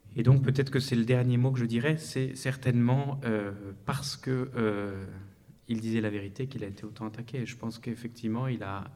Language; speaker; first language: French; native; French